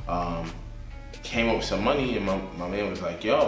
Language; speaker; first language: English; native; English